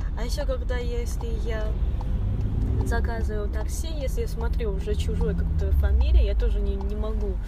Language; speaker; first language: Russian; non-native, learner; Chinese